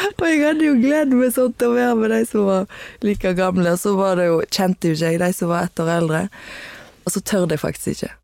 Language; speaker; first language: Norwegian; native; Norwegian